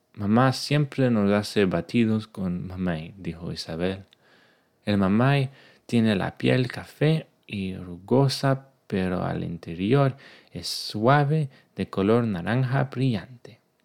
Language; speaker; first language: Spanish; non-native, learner; English